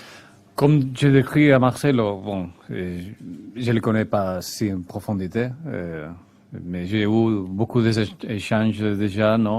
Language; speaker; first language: French; non-native, fluent; Spanish